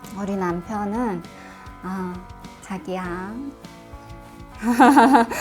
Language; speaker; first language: Korean; non-native, fluent; Russian